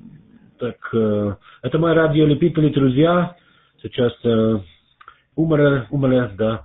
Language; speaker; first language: Russian; non-native, learner; German